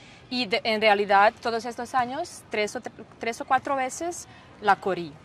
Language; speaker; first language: Spanish; non-native, fluent; Serbian